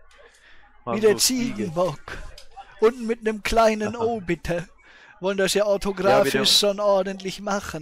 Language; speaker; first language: German; native; German